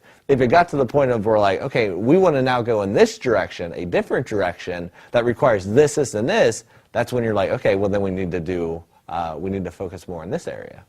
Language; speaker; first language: English; native; English